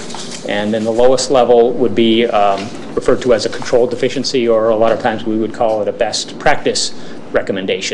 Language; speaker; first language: English; native; English